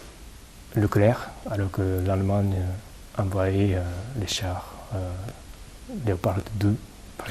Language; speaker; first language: French; non-native, fluent; Japanese